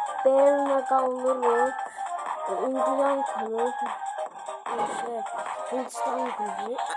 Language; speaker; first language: Turkish; non-native, learner; Azerbaijani